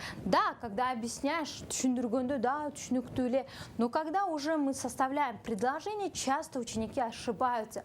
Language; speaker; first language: Russian; non-native, local second language; Kyrgyz